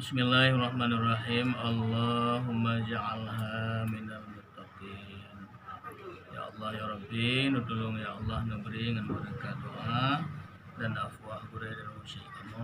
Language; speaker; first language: Indonesian; non-native, local second language; Achinese